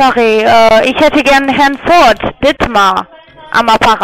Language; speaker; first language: German; non-native, learner; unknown